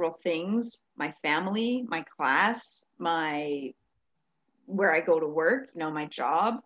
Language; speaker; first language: English; native; English